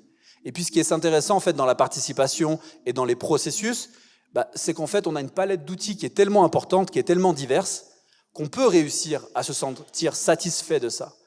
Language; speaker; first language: French; native; French